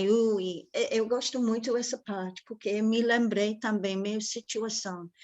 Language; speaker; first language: Portuguese; non-native, fluent; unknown